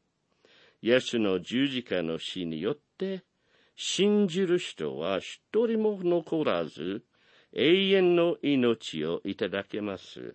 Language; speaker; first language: Japanese; non-native, fluent; English